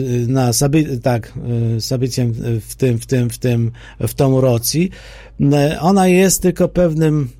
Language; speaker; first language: Polish; non-native, fluent; Ukrainian